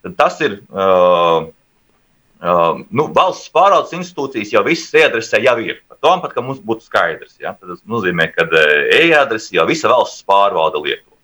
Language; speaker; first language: Latvian; native; Latvian